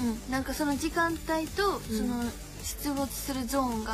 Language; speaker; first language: Japanese; native; Japanese